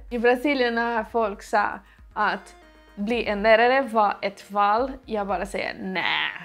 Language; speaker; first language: Swedish; non-native, learner; Portuguese